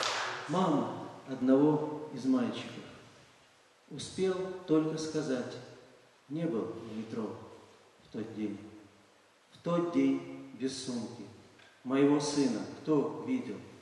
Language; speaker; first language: Russian; native; Russian